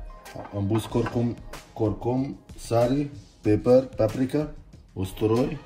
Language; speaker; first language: Romanian; non-native, learner; Arabic